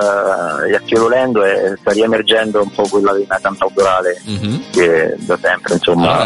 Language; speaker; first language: Italian; native; Italian